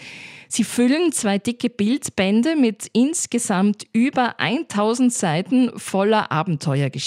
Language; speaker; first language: German; native; German